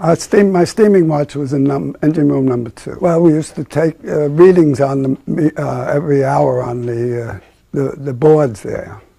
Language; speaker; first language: English; native; English